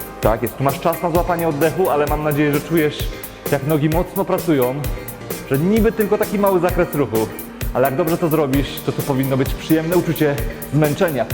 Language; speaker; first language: Polish; native; Polish